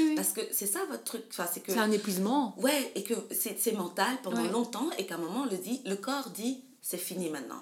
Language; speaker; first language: French; native; French